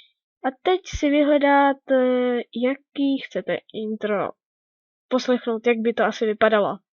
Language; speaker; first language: Czech; native; Czech